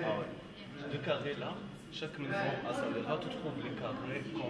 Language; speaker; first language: French; non-native, local second language; Arabic